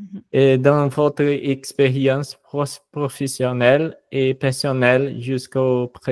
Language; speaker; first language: French; non-native, fluent; Portuguese